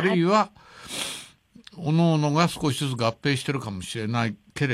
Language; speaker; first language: Japanese; native; Japanese